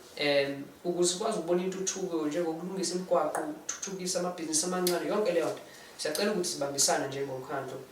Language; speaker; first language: Zulu; non-native, local second language; English